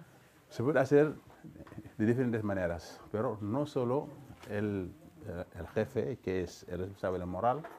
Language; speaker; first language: Spanish; non-native, fluent; Wolof